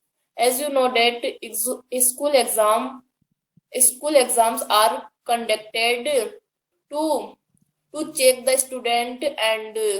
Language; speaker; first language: English; non-native, learner; Hindi